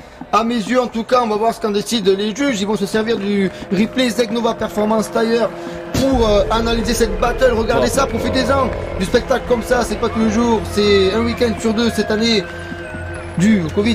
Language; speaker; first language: French; native; French